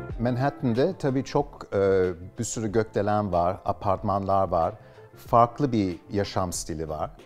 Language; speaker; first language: Turkish; early bilingual, heritage; Turkish